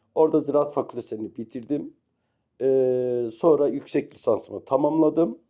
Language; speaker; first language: Turkish; native; Turkish